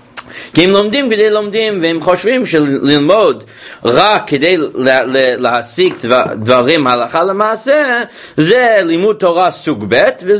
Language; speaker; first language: Hebrew; non-native, fluent; English